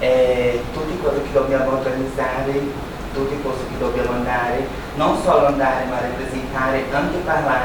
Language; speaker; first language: Italian; non-native, learner; Portuguese